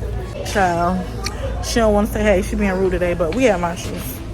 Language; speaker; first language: English; native; English